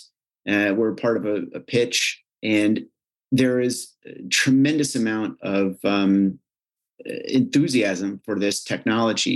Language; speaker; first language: English; native; English